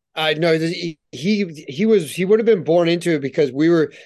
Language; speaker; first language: English; native; English